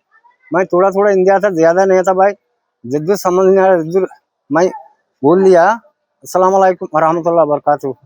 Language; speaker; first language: Hindi; non-native, learner; Rohingya